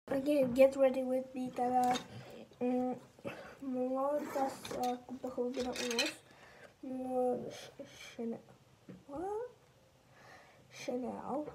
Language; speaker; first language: Finnish; early bilingual, other home language; Persian